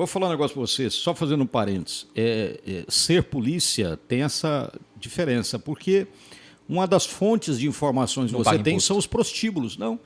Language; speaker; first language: Portuguese; native; Portuguese